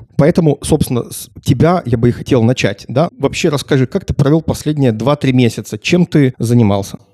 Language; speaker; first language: Russian; native; Russian